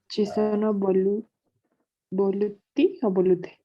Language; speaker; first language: Italian; non-native, learner; Spanish